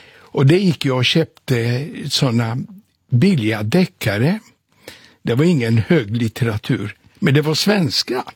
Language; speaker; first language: Swedish; non-native, fluent; Polish